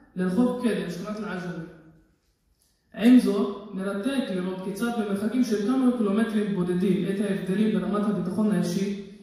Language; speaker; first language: Hebrew; non-native, local second language; Arabic